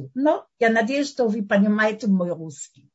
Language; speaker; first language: Russian; early bilingual, heritage; Russian